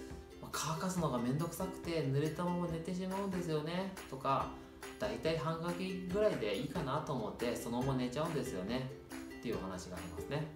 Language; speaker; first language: Japanese; native; Japanese